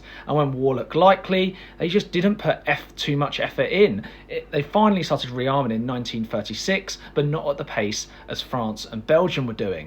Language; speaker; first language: English; native; English